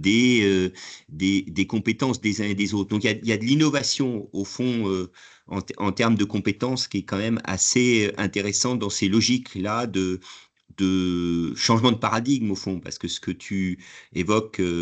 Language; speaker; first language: French; native; French